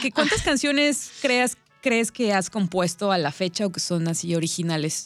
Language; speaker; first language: Spanish; native; Spanish